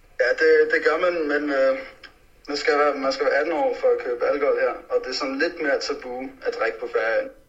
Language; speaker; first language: Danish; early bilingual, other home language; Faroese